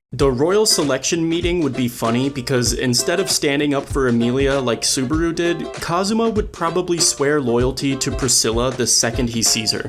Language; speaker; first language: English; native; English